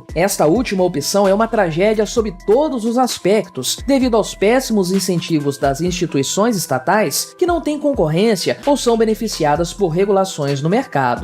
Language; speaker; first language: Portuguese; native; Portuguese